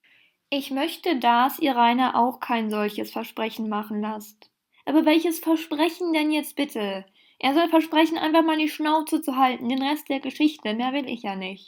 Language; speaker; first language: German; native; German